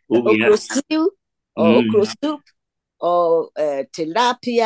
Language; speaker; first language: English; non-native, local second language; Ga